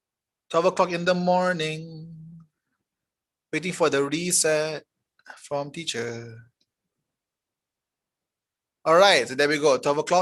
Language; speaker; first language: English; non-native, local second language; Malay